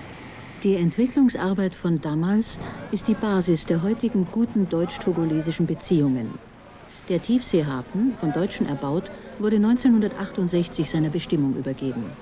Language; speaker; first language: German; native; German